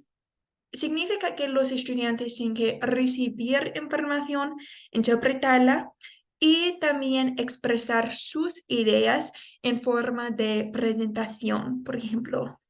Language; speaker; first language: Spanish; non-native, fluent; English